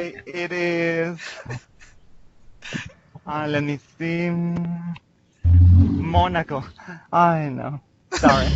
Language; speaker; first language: English; non-native, learner; Spanish